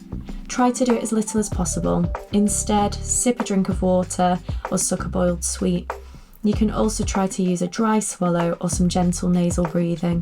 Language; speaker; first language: English; native; English